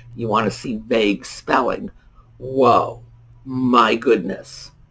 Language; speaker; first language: English; native; English